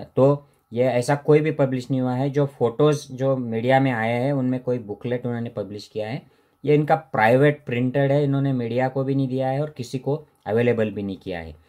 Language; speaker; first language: Hindi; non-native, local second language; Marathi